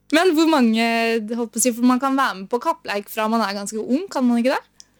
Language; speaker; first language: Norwegian; native; Norwegian